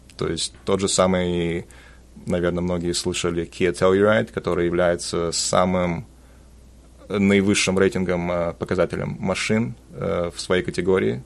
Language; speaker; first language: Russian; early bilingual, heritage; Russian